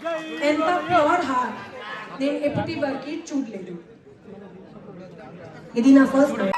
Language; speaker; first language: Telugu; non-native, learner; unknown